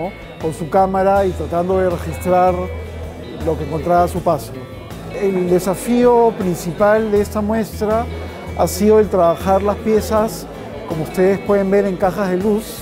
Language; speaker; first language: Spanish; native; Spanish